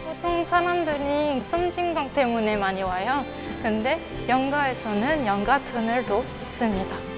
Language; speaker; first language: Korean; non-native, fluent; French